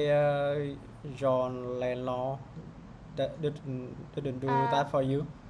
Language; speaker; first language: English; non-native, learner; Vietnamese